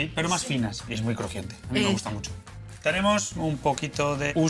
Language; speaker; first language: Spanish; native; Spanish